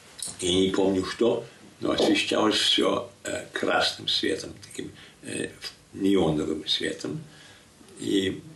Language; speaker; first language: Russian; early bilingual, heritage; Russian